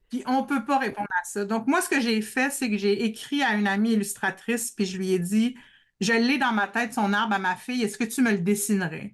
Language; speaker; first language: French; native; French